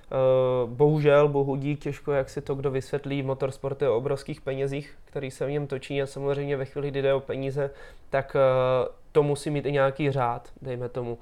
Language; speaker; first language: Czech; native; Czech